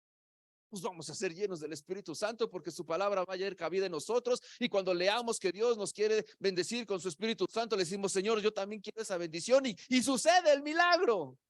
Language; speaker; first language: Spanish; native; Spanish